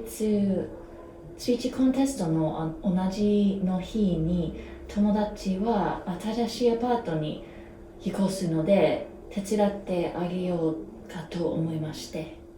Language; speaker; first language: Japanese; non-native, fluent; English